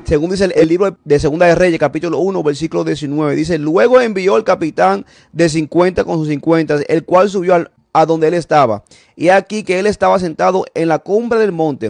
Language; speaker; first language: Spanish; native; Spanish